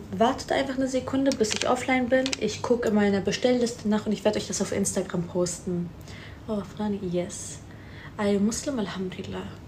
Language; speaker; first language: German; early bilingual, other home language; Persian